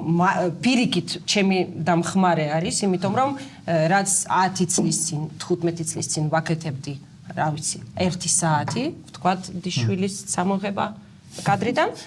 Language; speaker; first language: Georgian; non-native, fluent; Russian